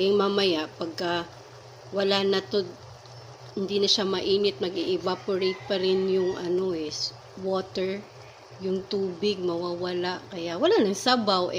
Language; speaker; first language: Filipino; non-native, local second language; Cebuano